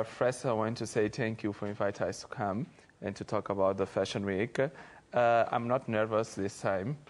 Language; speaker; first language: English; non-native, fluent; Portuguese